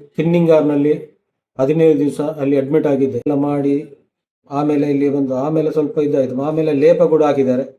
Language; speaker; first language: Kannada; native; Kannada